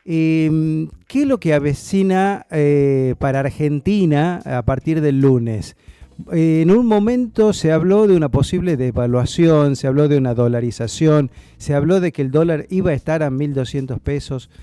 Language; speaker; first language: Spanish; native; Spanish